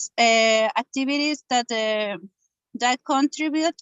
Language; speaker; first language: English; non-native, learner; Spanish